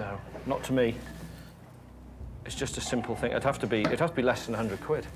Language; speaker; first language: English; native; English